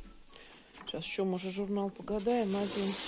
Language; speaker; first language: Russian; native; Russian